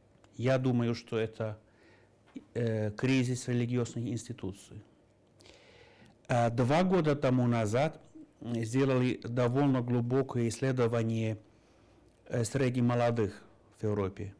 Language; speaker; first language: Russian; non-native, fluent; Finnish